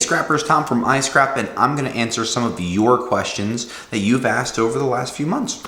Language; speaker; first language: English; native; English